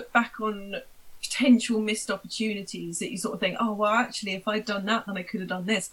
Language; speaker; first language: English; native; English